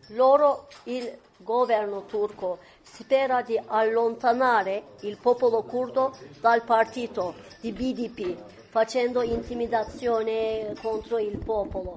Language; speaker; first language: Italian; non-native, fluent; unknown